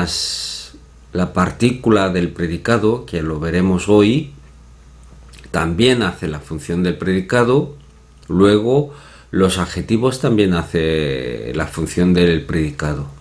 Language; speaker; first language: Spanish; non-native, fluent; Korean